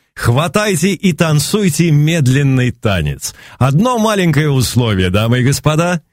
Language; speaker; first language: Russian; native; Russian